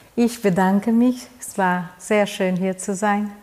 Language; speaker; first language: German; non-native, fluent; Portuguese